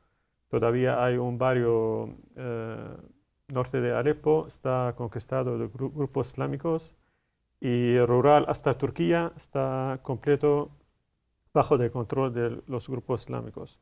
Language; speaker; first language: Spanish; non-native, learner; Arabic